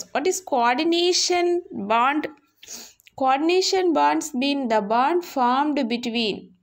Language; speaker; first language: English; non-native, local second language; Tamil